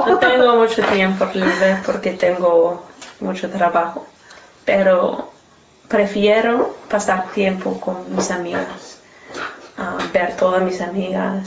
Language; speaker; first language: Spanish; non-native, learner; English